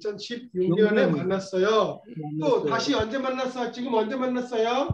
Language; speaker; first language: Korean; non-native, learner; Bangla